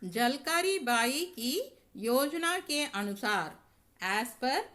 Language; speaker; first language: Hindi; non-native, local second language; Tamil